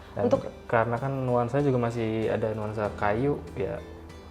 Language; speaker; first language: Indonesian; native; Indonesian